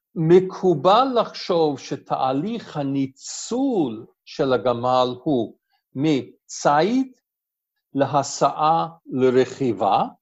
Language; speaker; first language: Hebrew; non-native, fluent; English